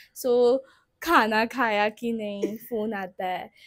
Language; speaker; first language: Hindi; non-native, local second language; Marathi